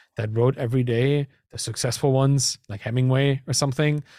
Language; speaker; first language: English; non-native, fluent; German